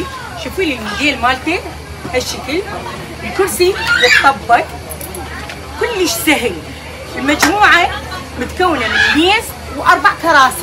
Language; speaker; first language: Arabic; native; Arabic